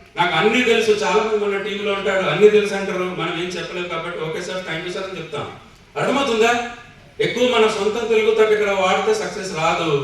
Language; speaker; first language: Telugu; non-native, fluent; Hindi